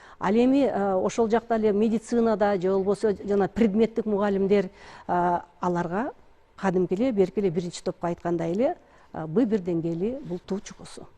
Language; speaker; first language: Kyrgyz; native; Kyrgyz